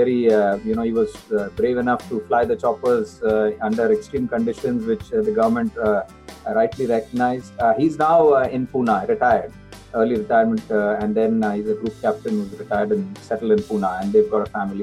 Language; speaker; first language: English; non-native, local second language; Marathi